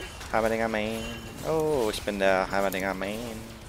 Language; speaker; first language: German; native; German